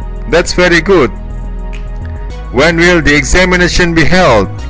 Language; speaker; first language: English; non-native, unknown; Indonesian